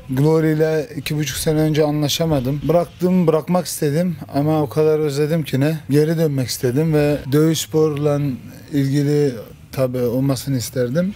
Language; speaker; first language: Turkish; early bilingual, heritage; Turkish